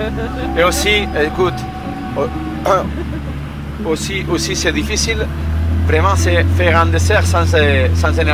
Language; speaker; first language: French; non-native, learner; Spanish